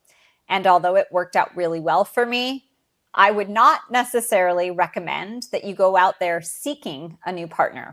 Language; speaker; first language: English; native; English